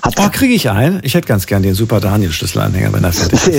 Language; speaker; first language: German; native; German